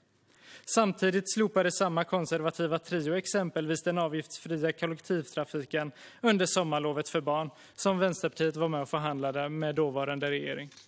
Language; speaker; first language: Swedish; native; Swedish